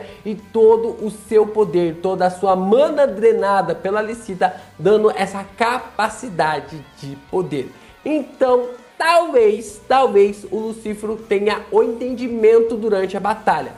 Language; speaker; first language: Portuguese; native; Portuguese